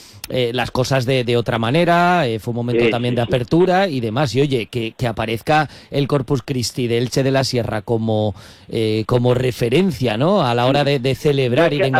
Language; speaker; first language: Spanish; native; Spanish